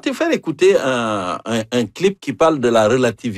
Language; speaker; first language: French; native; French